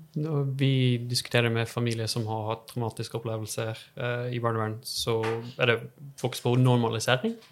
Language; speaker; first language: Norwegian; non-native, fluent; English